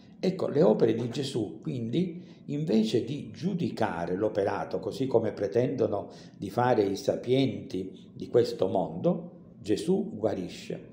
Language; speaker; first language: Italian; native; Italian